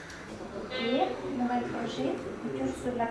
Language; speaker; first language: French; non-native, learner; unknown